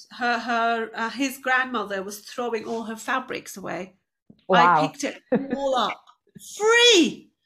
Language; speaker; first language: English; non-native, fluent; Turkish